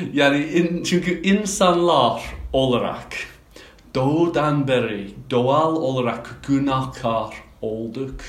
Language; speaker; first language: Turkish; non-native, fluent; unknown